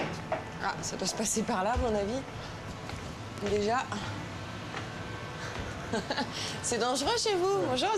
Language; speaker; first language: French; native; French